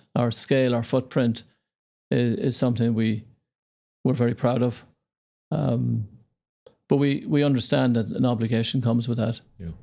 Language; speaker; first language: English; native; English